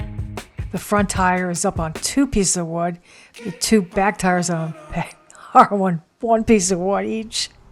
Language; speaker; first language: English; native; English